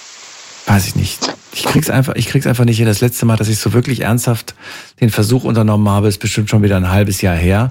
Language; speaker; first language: German; native; German